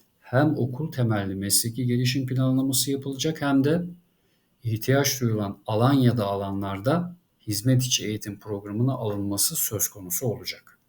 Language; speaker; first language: Turkish; native; Turkish